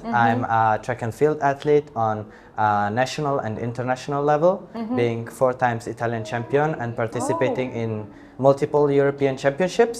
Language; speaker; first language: English; non-native, fluent; Italian